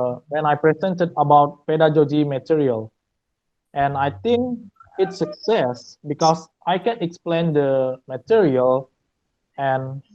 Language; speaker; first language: English; non-native, learner; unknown